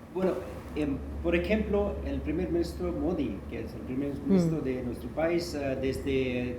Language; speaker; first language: Spanish; non-native, fluent; Hindi